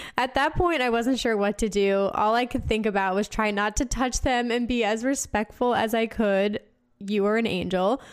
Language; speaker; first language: English; native; English